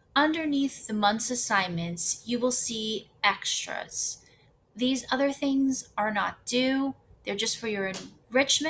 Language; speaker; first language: English; native; English